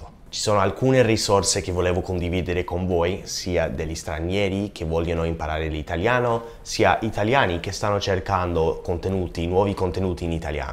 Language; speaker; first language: Italian; non-native, fluent; English